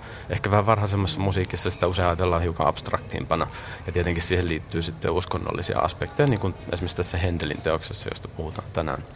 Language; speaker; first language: Finnish; native; Finnish